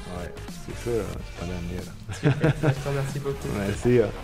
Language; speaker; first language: French; non-native, learner; Slovak